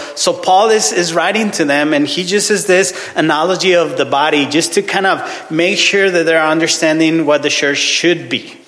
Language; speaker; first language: English; non-native, fluent; Spanish